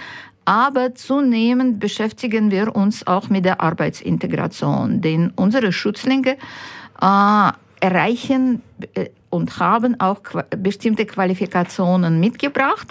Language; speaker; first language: German; non-native, fluent; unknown